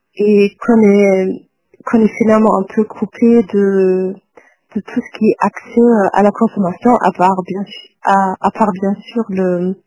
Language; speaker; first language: French; non-native, fluent; German